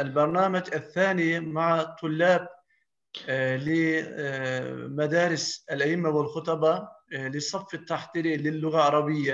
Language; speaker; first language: Arabic; non-native, fluent; Turkish